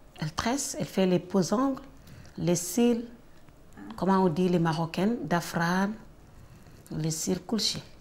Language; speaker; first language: French; non-native, local second language; Wolof